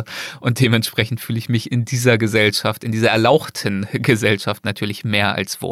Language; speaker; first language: German; native; German